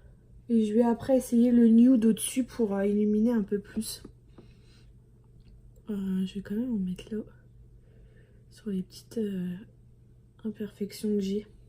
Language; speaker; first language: French; native; French